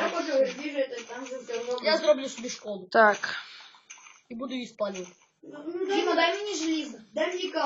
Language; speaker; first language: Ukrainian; native; Ukrainian